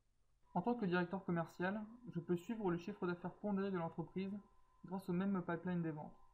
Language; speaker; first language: French; native; French